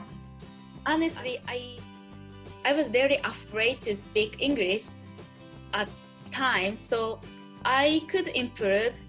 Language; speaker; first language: English; non-native, learner; Japanese